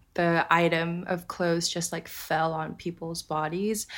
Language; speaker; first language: English; early bilingual, other home language; Japanese